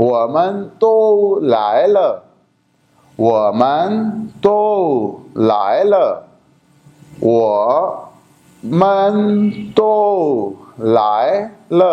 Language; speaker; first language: Chinese; non-native, fluent; Urdu